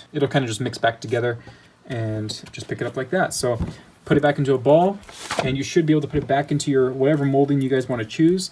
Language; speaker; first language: English; native; English